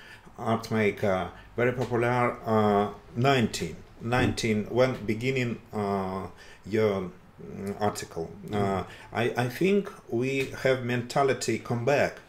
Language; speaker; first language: English; non-native, learner; Russian